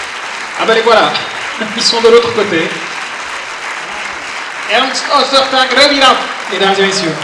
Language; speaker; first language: French; native; French